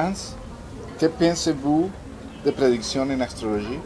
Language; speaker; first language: French; non-native, learner; Spanish